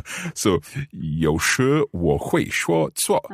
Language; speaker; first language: Chinese; non-native, learner; English